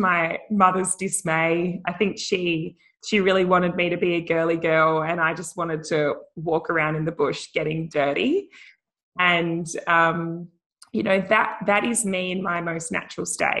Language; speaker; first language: English; native; English